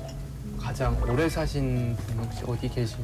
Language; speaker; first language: Korean; native; Korean